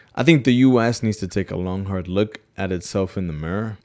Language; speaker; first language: English; native; English